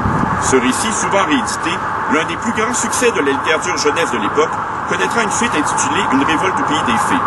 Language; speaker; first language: French; native; French